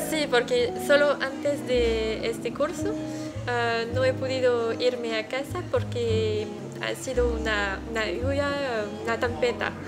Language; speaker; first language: Spanish; early bilingual, heritage; French